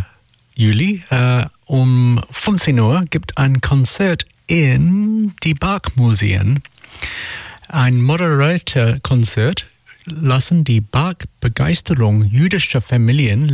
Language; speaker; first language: German; non-native, learner; English